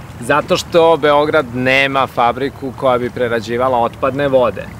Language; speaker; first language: Serbian; native; Serbian